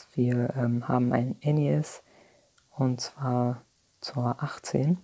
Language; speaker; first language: German; native; German